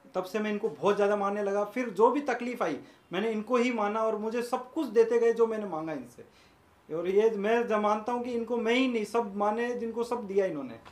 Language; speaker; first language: Hindi; native; Hindi